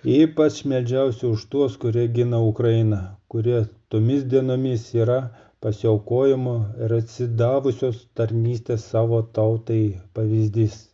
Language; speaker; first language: Lithuanian; non-native, fluent; Russian